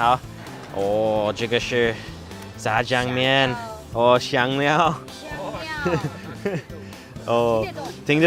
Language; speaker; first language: Chinese; non-native, learner; English